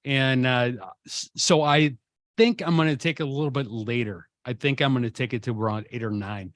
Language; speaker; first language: English; native; English